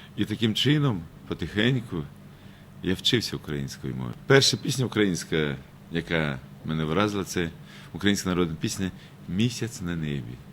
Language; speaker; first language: Ukrainian; non-native, fluent; Crimean Tatar